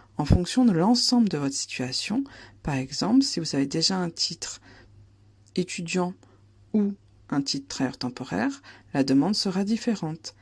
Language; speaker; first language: French; native; French